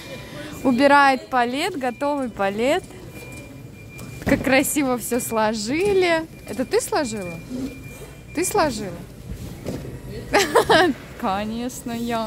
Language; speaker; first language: Russian; native; Russian